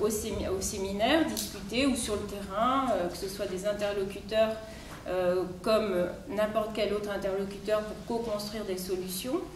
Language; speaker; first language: French; native; French